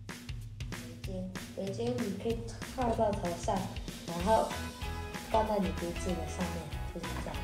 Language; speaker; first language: Chinese; early bilingual, heritage; Chinese